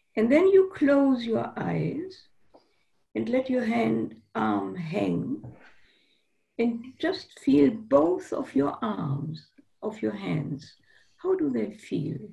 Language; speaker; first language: English; non-native, fluent; German